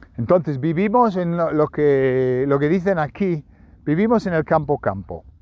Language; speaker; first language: Spanish; non-native, fluent; English